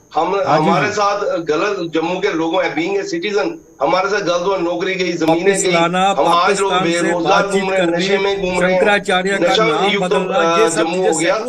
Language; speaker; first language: Hindi; native; Hindi